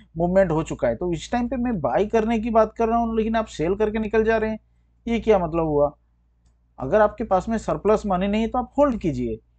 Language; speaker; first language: Hindi; native; Hindi